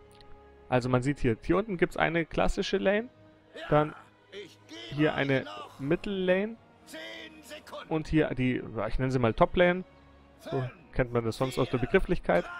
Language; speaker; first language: German; native; German